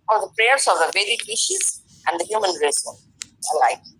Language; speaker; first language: English; non-native, local second language; Bangla